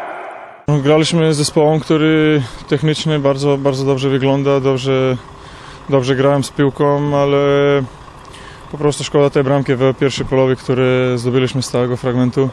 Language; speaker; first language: Polish; non-native, fluent; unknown